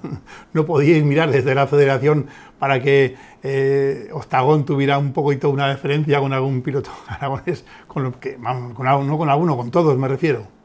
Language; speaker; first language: Spanish; native; Spanish